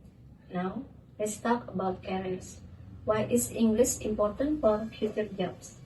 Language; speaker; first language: English; non-native, learner; Indonesian